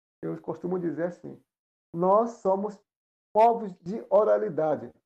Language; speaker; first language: Portuguese; non-native, local second language; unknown